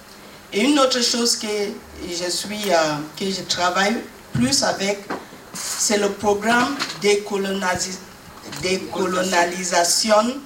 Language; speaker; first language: French; non-native, learner; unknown